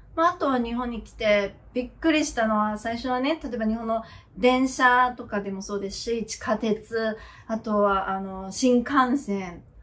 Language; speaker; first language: Japanese; non-native, fluent; Chinese